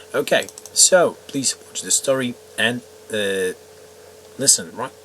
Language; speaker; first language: English; non-native, fluent; Polish